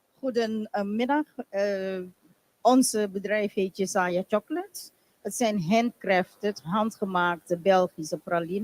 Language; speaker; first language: Dutch; non-native, local second language; Papiamento